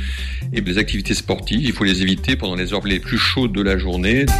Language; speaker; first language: French; native; French